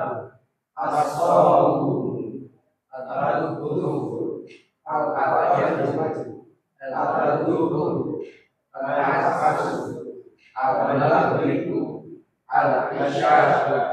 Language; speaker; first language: Arabic; non-native, learner; Indonesian